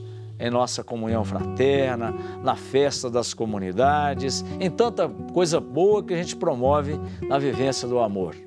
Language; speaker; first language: Portuguese; native; Portuguese